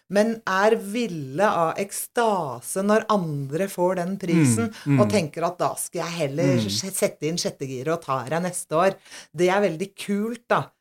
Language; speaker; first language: Norwegian; native; Norwegian